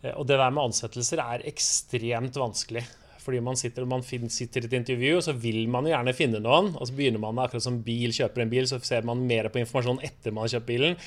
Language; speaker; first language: Norwegian; native; Norwegian